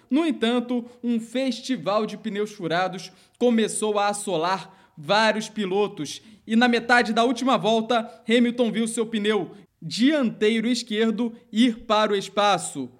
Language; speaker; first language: Portuguese; native; Portuguese